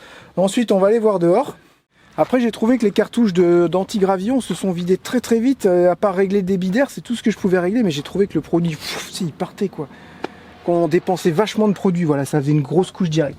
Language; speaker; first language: French; native; French